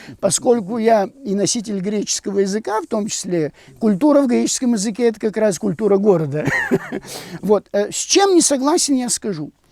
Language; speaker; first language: Russian; non-native, local second language; Abkhazian